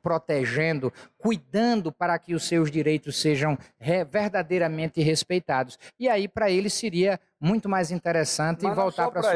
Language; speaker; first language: Portuguese; native; Portuguese